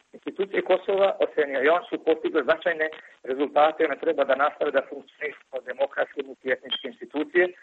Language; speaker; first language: Serbian; non-native, local second language; Albanian